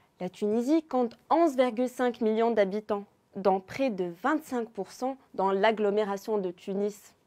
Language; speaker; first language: French; non-native, local second language; Arabic